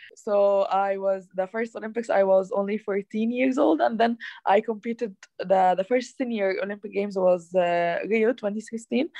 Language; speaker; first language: English; non-native, fluent; Arabic